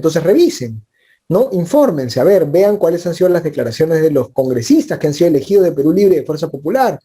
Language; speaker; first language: Spanish; native; Spanish